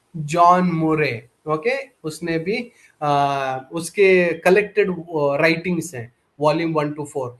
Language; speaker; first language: Hindi; non-native, local second language; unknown